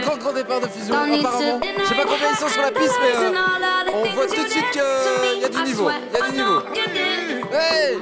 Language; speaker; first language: French; native; French